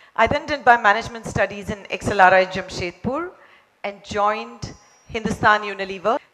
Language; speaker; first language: English; non-native, local second language; Marathi